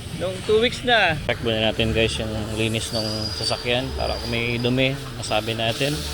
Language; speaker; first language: Filipino; native; Filipino